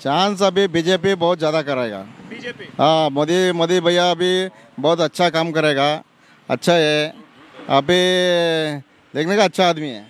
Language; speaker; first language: Hindi; non-native, local second language; Kannada